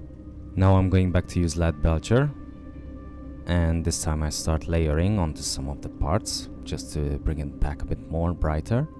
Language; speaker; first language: English; non-native, fluent; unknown